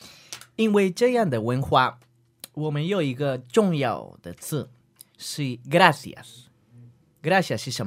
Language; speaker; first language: Chinese; non-native, learner; Spanish